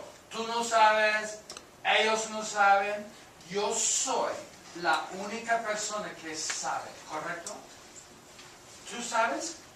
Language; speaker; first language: Spanish; non-native, fluent; English